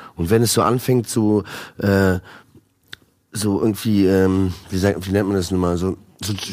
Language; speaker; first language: German; early bilingual, heritage; Croatian